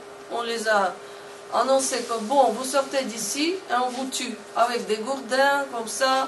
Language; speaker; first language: French; non-native, fluent; Russian